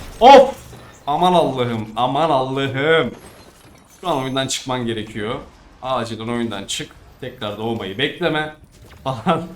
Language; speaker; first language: Turkish; native; Turkish